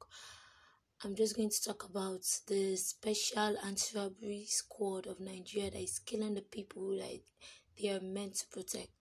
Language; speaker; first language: English; non-native, local second language; Yoruba